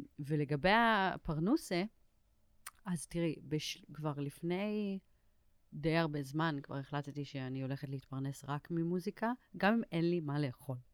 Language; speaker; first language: Hebrew; native; Hebrew